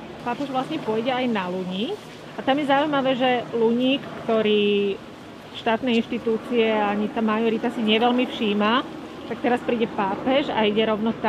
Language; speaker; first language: Slovak; native; Slovak